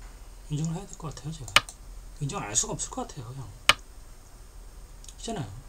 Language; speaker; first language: Korean; native; Korean